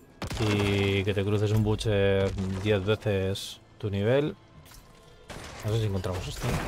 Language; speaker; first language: Spanish; native; Spanish